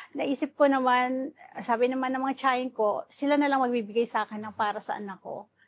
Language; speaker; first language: Filipino; non-native, local second language; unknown